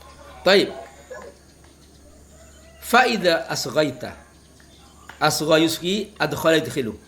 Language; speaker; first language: Arabic; non-native, fluent; Indonesian